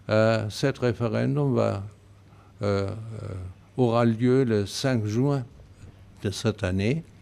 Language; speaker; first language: French; non-native, fluent; German